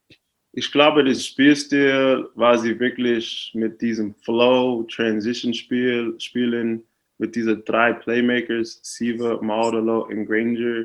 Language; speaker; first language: German; non-native, fluent; English